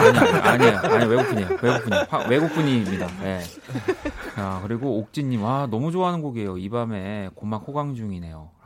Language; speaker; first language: Korean; native; Korean